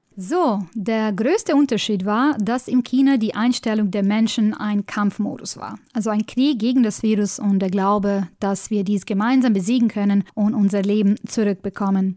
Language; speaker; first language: German; native; German